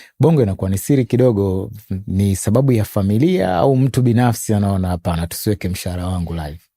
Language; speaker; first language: Swahili; native; Swahili